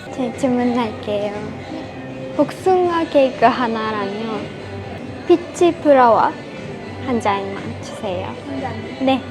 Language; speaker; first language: Korean; non-native, learner; Japanese